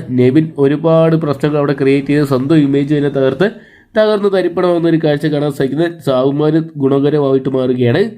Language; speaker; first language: Malayalam; native; Malayalam